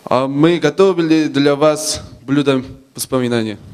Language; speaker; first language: Russian; non-native, fluent; Korean